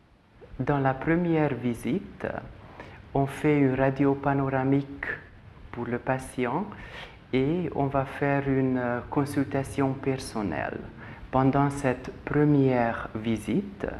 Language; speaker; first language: French; non-native, fluent; Hungarian